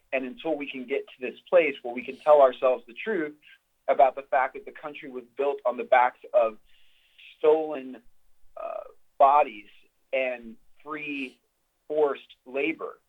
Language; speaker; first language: English; native; English